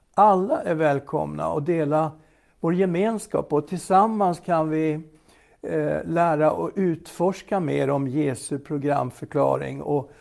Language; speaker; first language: Swedish; native; Swedish